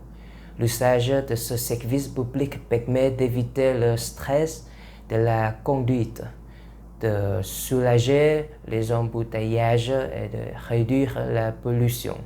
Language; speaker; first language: French; non-native, learner; Vietnamese